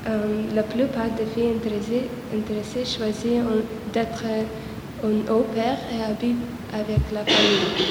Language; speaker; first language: French; non-native, learner; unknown